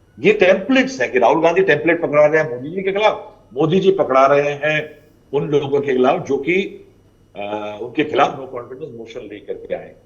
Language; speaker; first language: Hindi; native; Hindi